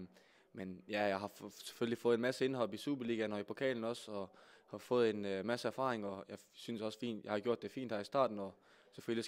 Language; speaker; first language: Danish; native; Danish